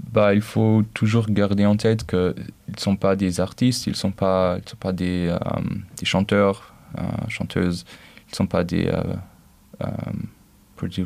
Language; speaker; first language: French; non-native, local second language; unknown